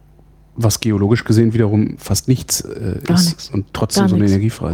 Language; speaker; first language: German; native; German